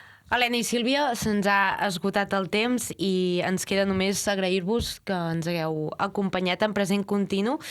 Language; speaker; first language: Catalan; native; Catalan